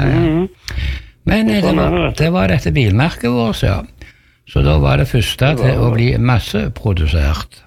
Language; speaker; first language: Norwegian; native; Norwegian